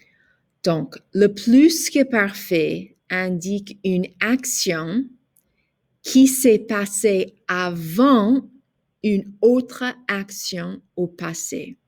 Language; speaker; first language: French; non-native, fluent; English